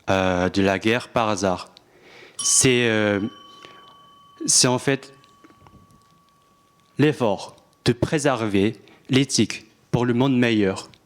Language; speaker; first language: French; non-native, fluent; Japanese